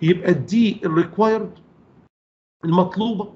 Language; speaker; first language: Arabic; native; Arabic